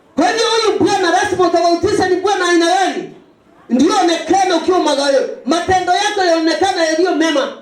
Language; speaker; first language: Swahili; non-native, local second language; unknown